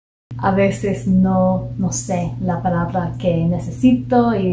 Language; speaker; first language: Spanish; non-native, fluent; English